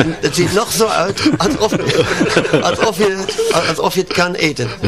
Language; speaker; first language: Dutch; non-native, learner; German